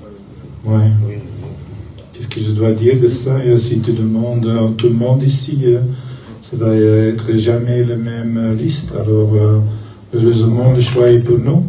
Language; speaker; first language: French; non-native, local second language; Dutch